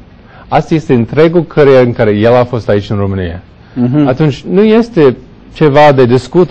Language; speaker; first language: Romanian; non-native, learner; English